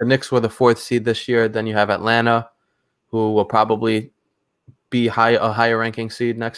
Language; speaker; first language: English; native; English